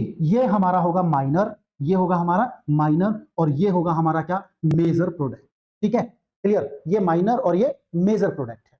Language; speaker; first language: Hindi; native; Hindi